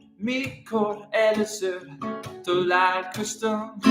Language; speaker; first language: Hungarian; non-native, learner; Danish